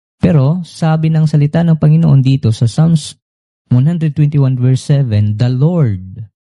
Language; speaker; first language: Filipino; non-native, local second language; Cebuano